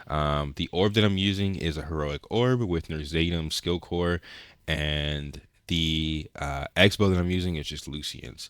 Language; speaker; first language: English; native; English